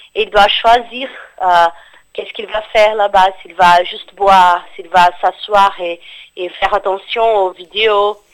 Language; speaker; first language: French; non-native, fluent; Portuguese